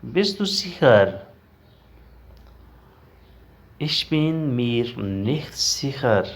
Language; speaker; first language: German; non-native, learner; Urdu